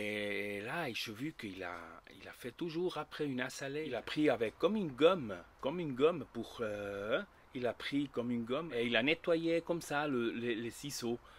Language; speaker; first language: French; non-native, learner; Spanish